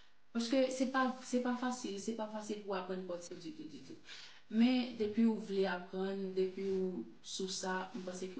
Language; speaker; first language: French; non-native, local second language; Haitian Creole